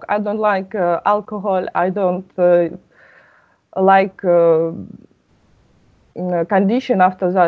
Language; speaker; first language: English; non-native, learner; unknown